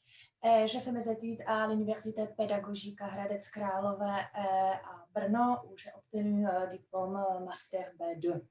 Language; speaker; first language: French; non-native, fluent; Czech